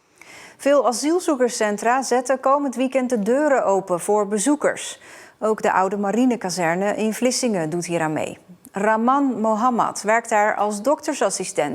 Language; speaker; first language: Dutch; native; Dutch